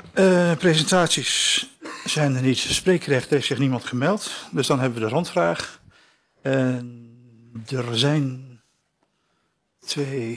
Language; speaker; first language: Dutch; native; Dutch